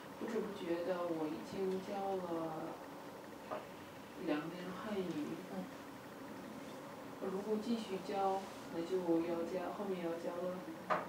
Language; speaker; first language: Chinese; non-native, fluent; Russian